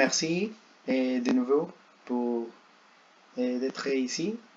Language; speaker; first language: French; non-native, learner; Spanish